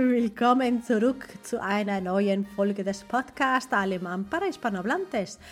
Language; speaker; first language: German; non-native, fluent; Spanish